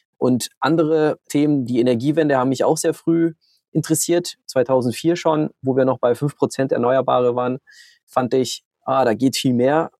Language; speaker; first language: German; early bilingual, heritage; German